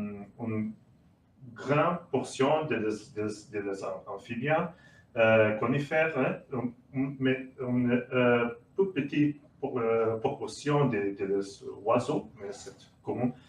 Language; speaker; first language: French; non-native, learner; Portuguese